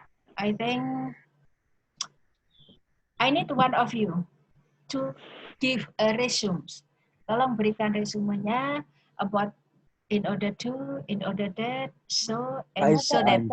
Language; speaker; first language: English; non-native, learner; Indonesian